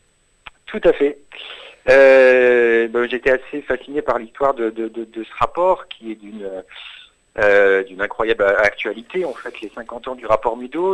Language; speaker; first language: French; native; French